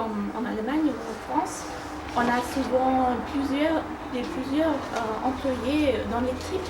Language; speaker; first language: French; non-native, fluent; German